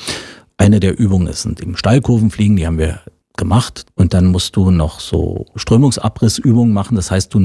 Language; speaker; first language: German; native; German